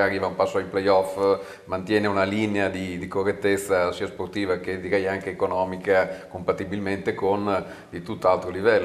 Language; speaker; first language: Italian; native; Italian